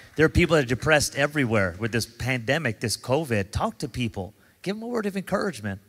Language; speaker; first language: English; native; English